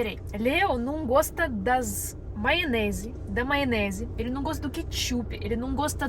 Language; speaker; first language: Portuguese; non-native, learner; Russian